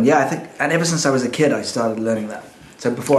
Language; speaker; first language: English; native; English